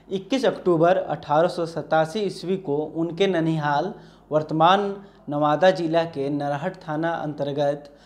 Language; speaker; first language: Hindi; native; Hindi